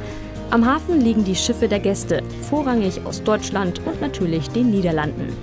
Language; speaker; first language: German; native; German